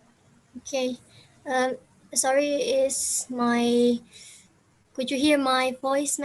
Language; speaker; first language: English; non-native, fluent; Indonesian